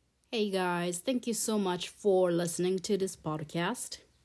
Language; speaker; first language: English; non-native, fluent; Japanese